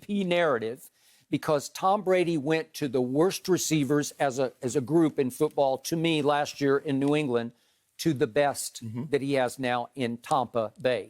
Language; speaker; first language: English; native; English